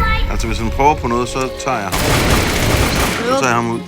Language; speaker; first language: Danish; native; Danish